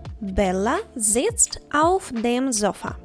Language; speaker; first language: German; non-native, fluent; Ukrainian